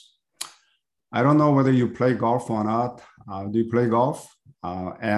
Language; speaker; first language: English; non-native, fluent; Korean